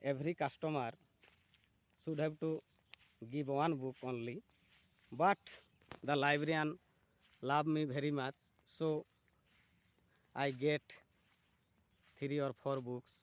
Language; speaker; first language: English; non-native, learner; Bangla